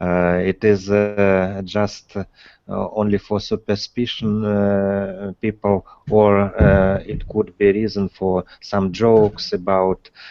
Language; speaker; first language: English; non-native, learner; Russian